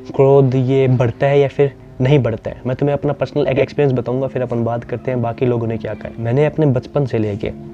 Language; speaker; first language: Hindi; native; Hindi